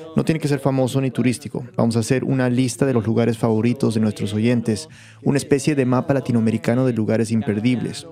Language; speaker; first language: Spanish; early bilingual, heritage; Spanish